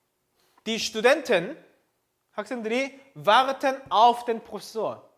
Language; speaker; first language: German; non-native, fluent; Korean